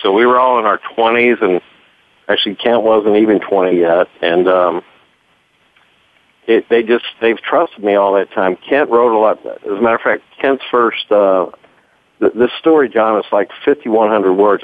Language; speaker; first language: English; native; English